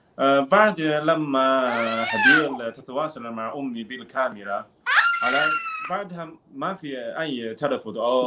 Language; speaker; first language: Arabic; non-native, learner; Chinese